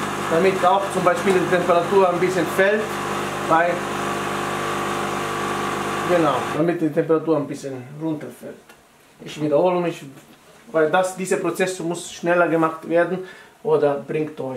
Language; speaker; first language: German; non-native, fluent; Italian